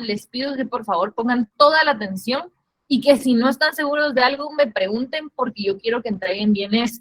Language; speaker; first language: Spanish; native; Spanish